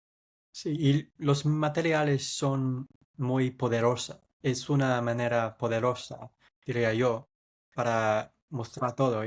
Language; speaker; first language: Spanish; non-native, fluent; English